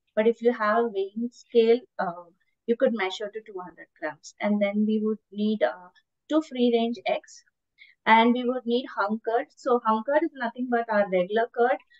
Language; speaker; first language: English; non-native, local second language; Tamil